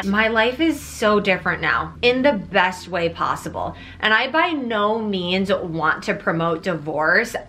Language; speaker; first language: English; native; English